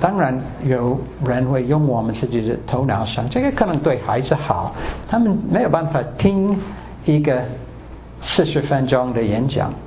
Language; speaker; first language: Chinese; non-native, fluent; English